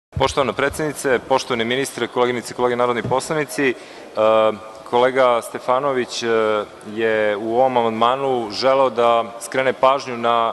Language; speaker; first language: Serbian; native; Serbian